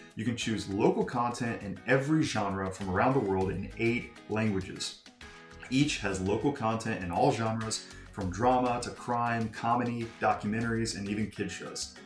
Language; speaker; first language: Spanish; non-native, fluent; English